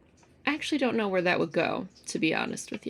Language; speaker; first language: English; native; English